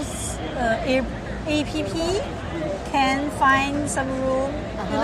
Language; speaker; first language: English; non-native, learner; Chinese